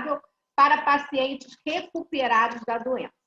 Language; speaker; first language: Portuguese; native; Portuguese